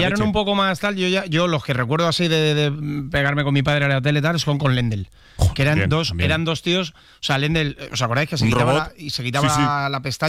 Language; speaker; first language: Spanish; native; Spanish